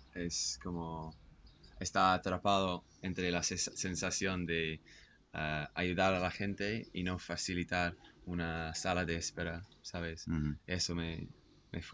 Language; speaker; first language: Spanish; non-native, fluent; English